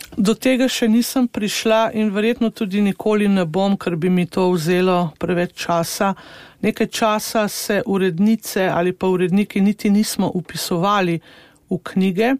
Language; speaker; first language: Slovenian; native; Slovenian